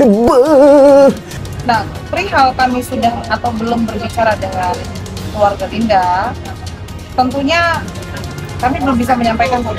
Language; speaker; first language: Indonesian; native; Indonesian